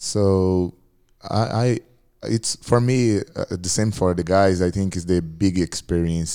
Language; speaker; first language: English; non-native, learner; Portuguese